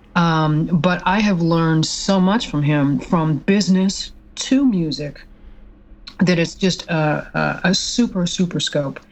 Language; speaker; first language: English; native; English